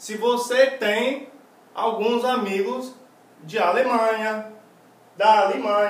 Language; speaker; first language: Portuguese; non-native, fluent; English